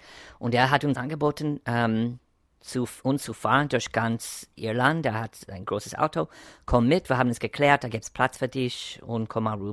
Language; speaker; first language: German; non-native, fluent; English